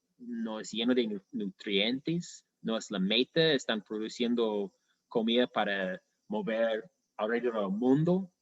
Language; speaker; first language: Spanish; non-native, fluent; English